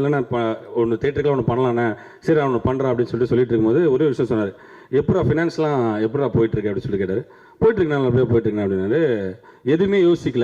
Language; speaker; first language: Tamil; native; Tamil